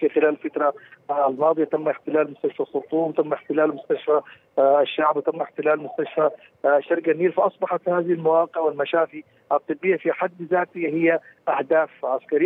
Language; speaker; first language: Arabic; native; Arabic